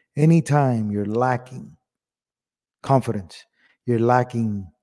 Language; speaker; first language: English; early bilingual, other home language; Spanish